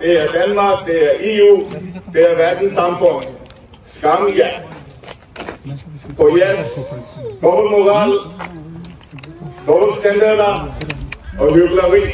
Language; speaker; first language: Danish; non-native, fluent; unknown